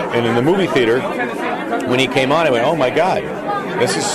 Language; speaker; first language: English; native; English